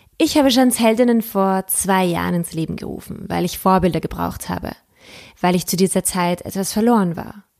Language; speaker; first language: German; native; German